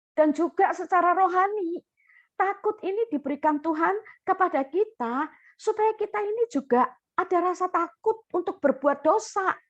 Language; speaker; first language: Indonesian; native; Indonesian